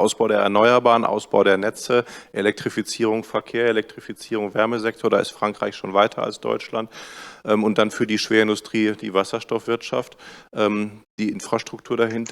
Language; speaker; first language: German; native; German